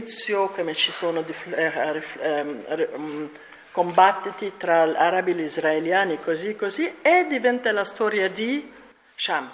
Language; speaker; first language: Italian; non-native, learner; Arabic